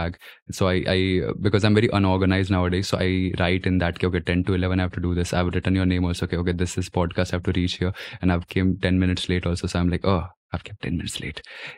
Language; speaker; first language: English; non-native, local second language; Gujarati